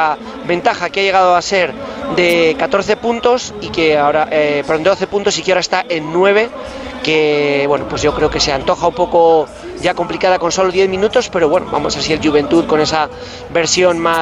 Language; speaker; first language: Spanish; native; Spanish